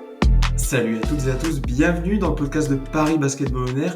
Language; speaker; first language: French; native; French